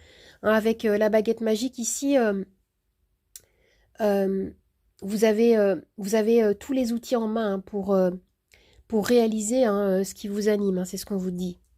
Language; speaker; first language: French; native; French